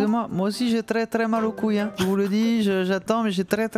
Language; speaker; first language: French; native; French